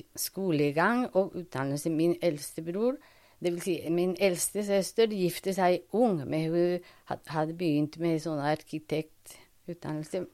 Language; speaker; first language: Norwegian; non-native, fluent; Spanish